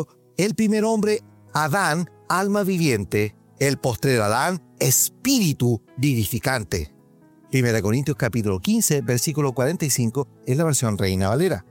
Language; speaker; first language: Spanish; native; Spanish